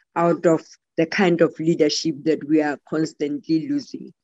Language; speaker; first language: English; non-native, local second language; Tswana